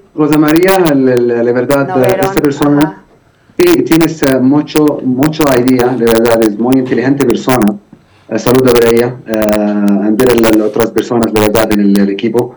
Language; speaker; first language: Spanish; non-native, learner; Arabic